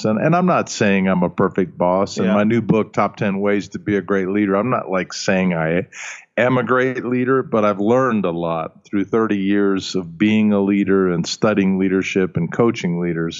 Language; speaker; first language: English; early bilingual, other home language; German